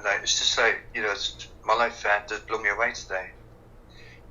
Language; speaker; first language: English; native; English